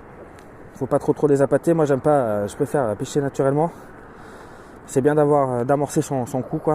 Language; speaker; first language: French; native; French